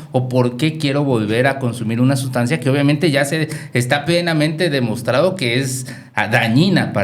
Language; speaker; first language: Spanish; native; Spanish